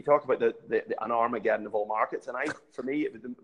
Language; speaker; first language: English; native; English